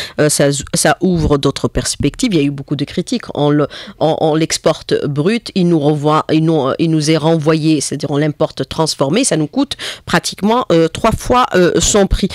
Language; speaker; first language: French; non-native, local second language; Arabic